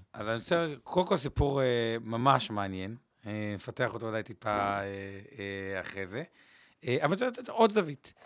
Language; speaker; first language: Hebrew; native; Hebrew